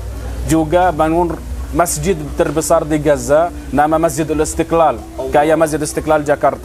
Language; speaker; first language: Indonesian; non-native, fluent; Arabic